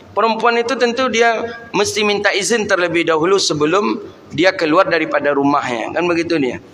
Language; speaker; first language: Malay; non-native, local second language; Minangkabau